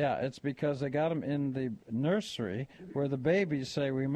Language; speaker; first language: English; native; English